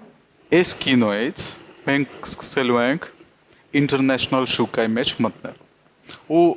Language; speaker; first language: Armenian; non-native, learner; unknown